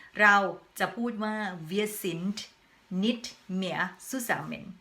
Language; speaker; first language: German; non-native, fluent; Thai